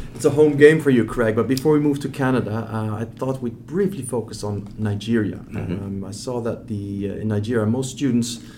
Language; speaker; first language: English; non-native, fluent; Dutch